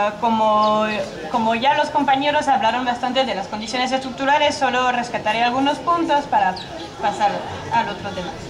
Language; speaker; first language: Spanish; non-native, fluent; French